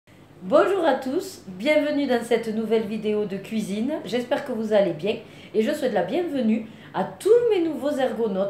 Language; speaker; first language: French; native; French